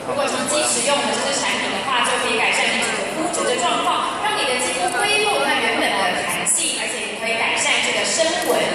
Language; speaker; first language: Chinese; native; Chinese